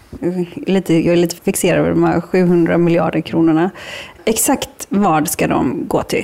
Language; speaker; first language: Swedish; native; Swedish